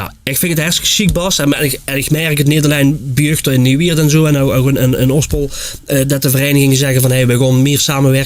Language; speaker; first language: Dutch; native; Dutch